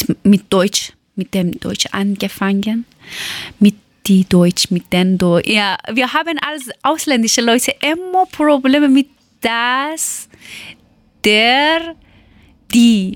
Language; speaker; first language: German; non-native, learner; Persian